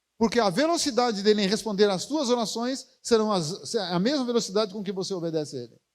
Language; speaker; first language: Portuguese; native; Portuguese